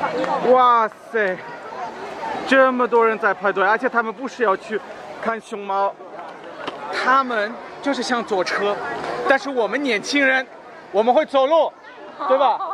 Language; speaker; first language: Chinese; non-native, fluent; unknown